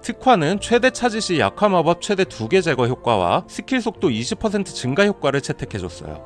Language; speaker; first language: Korean; native; Korean